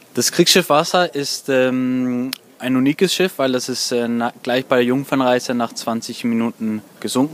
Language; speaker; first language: German; non-native, fluent; Swedish